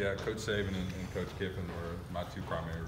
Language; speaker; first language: English; native; English